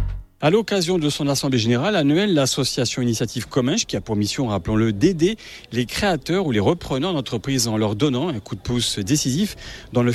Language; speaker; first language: French; native; French